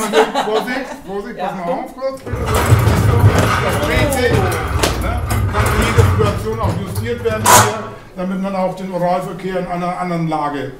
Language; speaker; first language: German; native; German